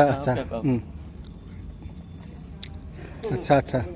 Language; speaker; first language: Hindi; non-native, local second language; Mizo